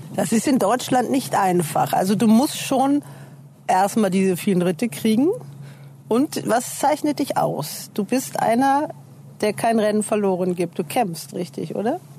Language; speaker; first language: German; native; German